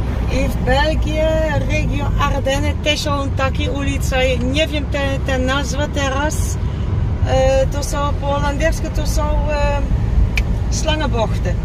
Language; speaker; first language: Polish; non-native, learner; Dutch